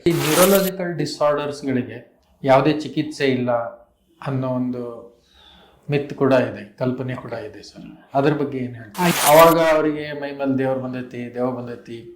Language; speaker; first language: Kannada; native; Kannada